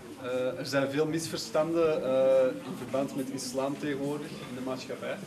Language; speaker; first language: Dutch; early bilingual, other home language; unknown